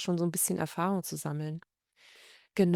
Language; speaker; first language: German; native; German